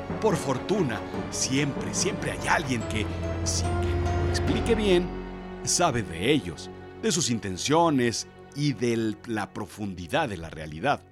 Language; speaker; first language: Spanish; native; Spanish